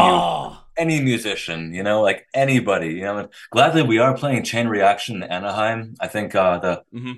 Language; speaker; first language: English; native; English